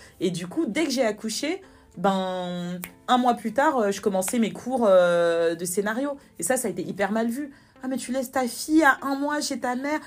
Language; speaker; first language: French; native; French